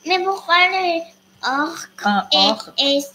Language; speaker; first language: French; non-native, learner; Thai